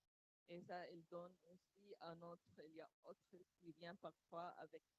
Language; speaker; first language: French; non-native, learner; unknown